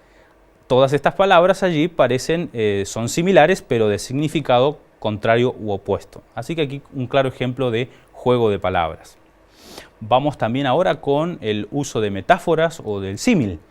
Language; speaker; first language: Spanish; native; Spanish